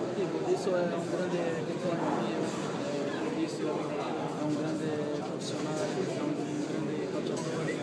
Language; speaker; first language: Italian; non-native, learner; Portuguese